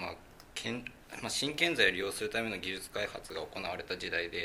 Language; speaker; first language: Japanese; native; Japanese